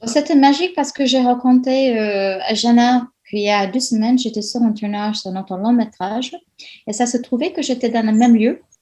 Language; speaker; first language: French; non-native, fluent; English